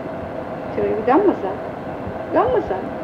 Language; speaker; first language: Hebrew; early bilingual, other home language; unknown